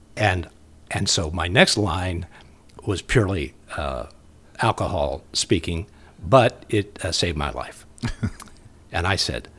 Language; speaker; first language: English; native; English